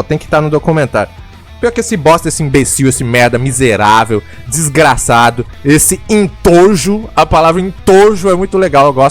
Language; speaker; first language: Portuguese; native; Portuguese